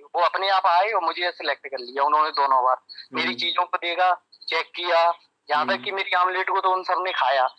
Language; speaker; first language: Hindi; native; Hindi